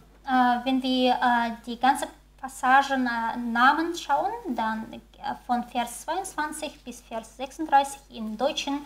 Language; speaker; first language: German; non-native, fluent; Chinese